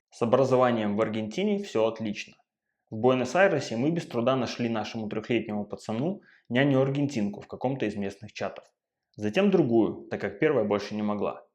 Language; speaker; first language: Russian; native; Russian